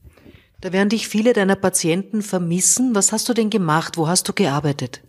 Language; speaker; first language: German; native; German